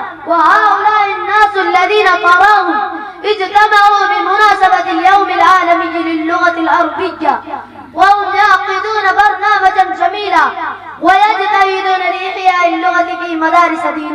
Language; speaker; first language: Arabic; non-native, learner; Urdu